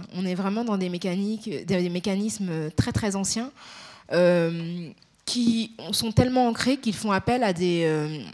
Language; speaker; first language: French; native; French